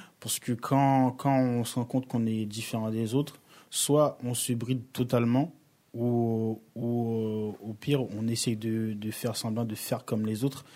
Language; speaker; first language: French; early bilingual, other home language; Haitian Creole